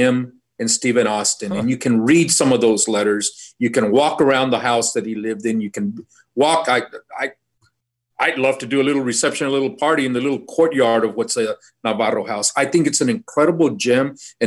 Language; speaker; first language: English; native; English